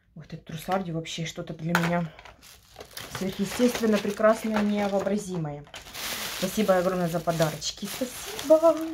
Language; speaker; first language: Russian; non-native, local second language; Ukrainian